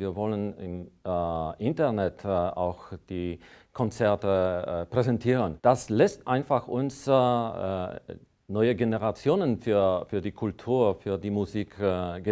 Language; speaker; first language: German; non-native, fluent; Polish